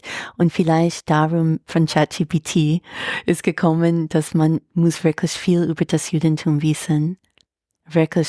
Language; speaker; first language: German; non-native, fluent; English